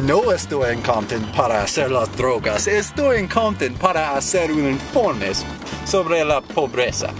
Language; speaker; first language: Spanish; non-native, learner; English